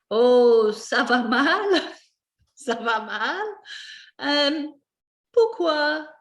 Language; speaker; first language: French; non-native, fluent; English